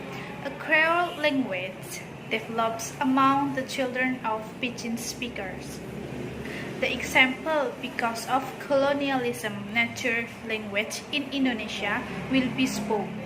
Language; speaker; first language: English; non-native, learner; Indonesian